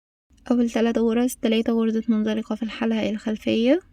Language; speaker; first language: Arabic; native; Arabic